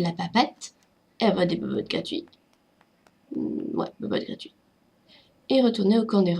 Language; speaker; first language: French; native; French